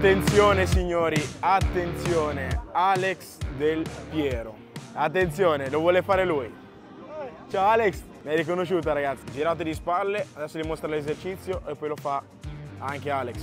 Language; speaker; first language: Italian; native; Italian